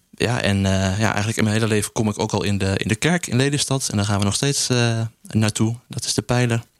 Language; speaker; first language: Dutch; native; Dutch